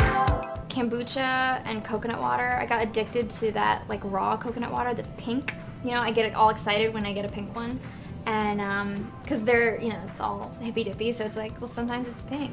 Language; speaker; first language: English; native; English